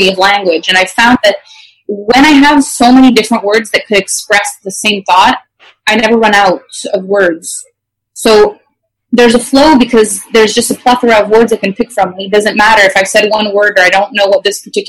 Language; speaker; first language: English; non-native, fluent; French